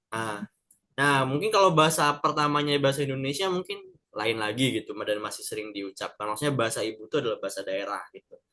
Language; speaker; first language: Indonesian; non-native, local second language; Sundanese